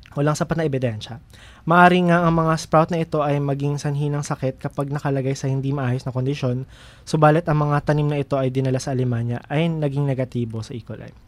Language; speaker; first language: Filipino; native; Filipino